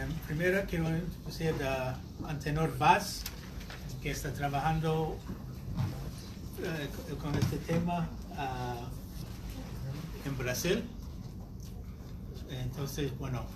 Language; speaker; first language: Spanish; non-native, fluent; English